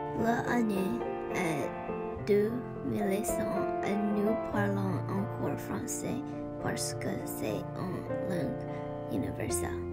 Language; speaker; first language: French; non-native, learner; English